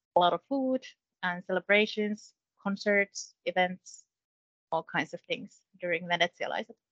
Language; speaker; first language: English; non-native, fluent; Finnish